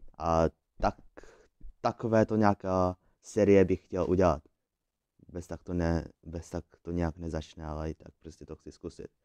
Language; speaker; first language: Czech; early bilingual, other home language; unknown